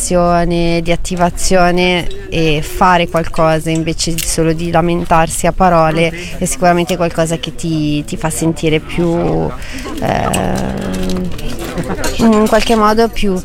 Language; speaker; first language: Italian; native; Italian